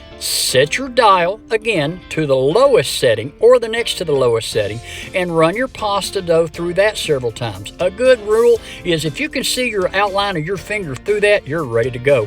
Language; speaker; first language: English; native; English